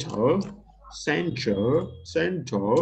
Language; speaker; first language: English; non-native, learner; Vietnamese